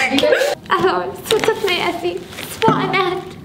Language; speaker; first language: French; non-native, learner; English